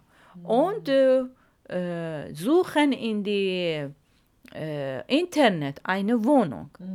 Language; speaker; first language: German; non-native, learner; Arabic